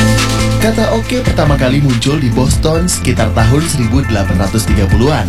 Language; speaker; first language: Indonesian; native; Indonesian